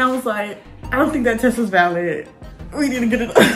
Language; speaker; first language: English; native; English